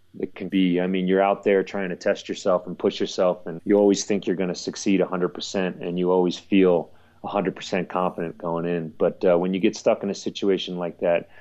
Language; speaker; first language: English; native; English